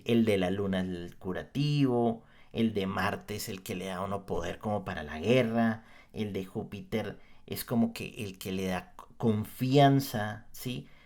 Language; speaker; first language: Spanish; native; Spanish